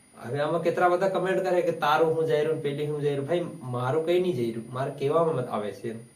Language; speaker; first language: Gujarati; non-native, local second language; Bhili